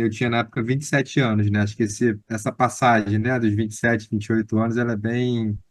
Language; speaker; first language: Portuguese; native; Portuguese